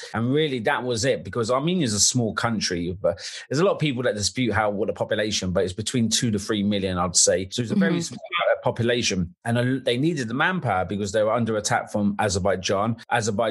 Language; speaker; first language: English; native; English